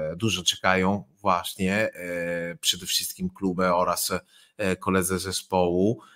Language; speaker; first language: Polish; non-native, fluent; Italian